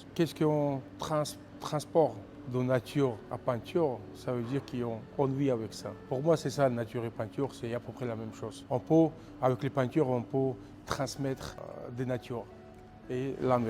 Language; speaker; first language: French; non-native, fluent; Georgian